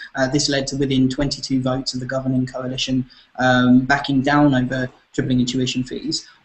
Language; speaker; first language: English; native; English